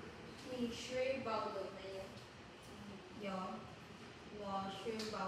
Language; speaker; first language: Chinese; non-native, learner; Filipino